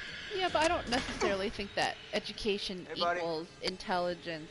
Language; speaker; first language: English; native; English